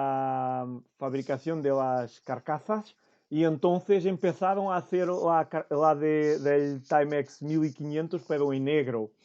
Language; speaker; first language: Spanish; non-native, fluent; Portuguese